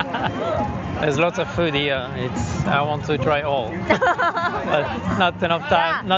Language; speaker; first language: English; non-native, fluent; French